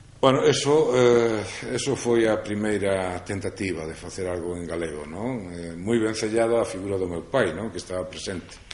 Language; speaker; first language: Galician; non-native, local second language; Spanish